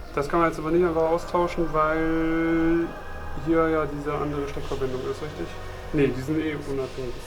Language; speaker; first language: German; native; German